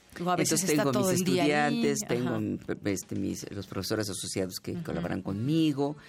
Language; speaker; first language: Spanish; native; Spanish